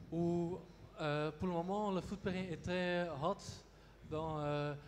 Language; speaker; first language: French; non-native, local second language; Dutch